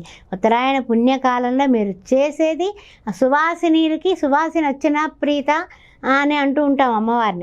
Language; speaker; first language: Telugu; native; Telugu